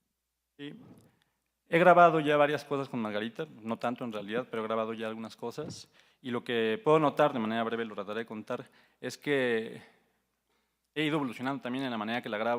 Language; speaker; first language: Spanish; native; Spanish